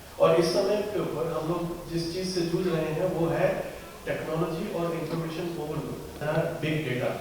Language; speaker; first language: Hindi; native; Hindi